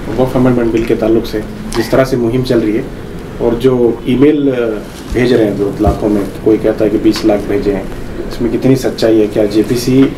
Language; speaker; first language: Hindi; native; Hindi